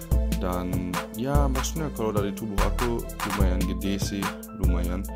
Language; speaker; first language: Indonesian; early bilingual, heritage; Indonesian